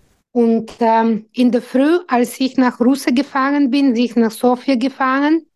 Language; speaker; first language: German; non-native, fluent; Bulgarian